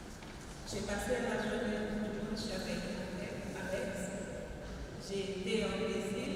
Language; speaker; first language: French; non-native, fluent; Portuguese